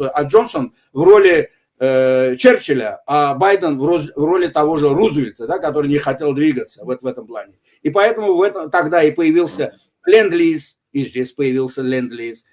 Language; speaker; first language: Russian; non-native, local second language; Azerbaijani